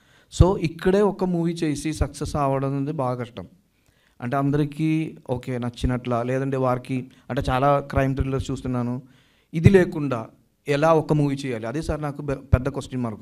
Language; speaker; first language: Telugu; non-native, learner; Malayalam